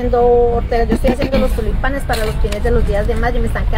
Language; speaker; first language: Spanish; native; Spanish